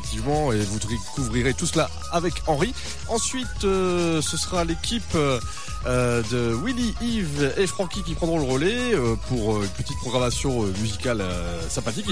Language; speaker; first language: French; native; French